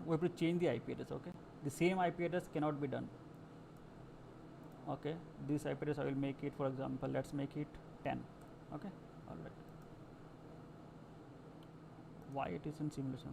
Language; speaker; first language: English; non-native, local second language; Hindi